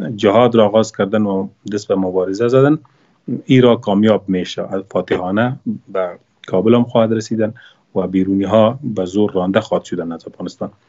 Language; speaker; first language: Persian; native; Persian